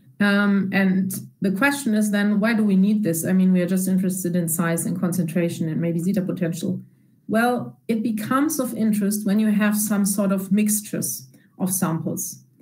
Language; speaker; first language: English; non-native, fluent; German